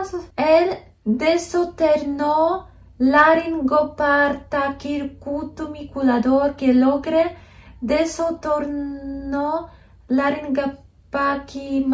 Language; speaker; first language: Spanish; non-native, fluent; Polish